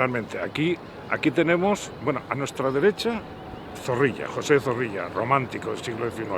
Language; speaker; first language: Spanish; native; Spanish